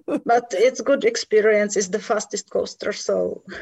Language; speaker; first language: English; non-native, fluent; Czech